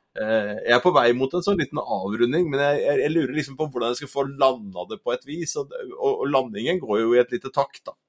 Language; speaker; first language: Norwegian; native; Norwegian